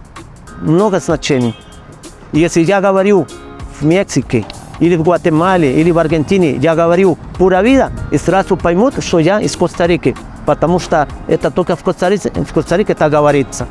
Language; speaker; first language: Russian; non-native, fluent; Spanish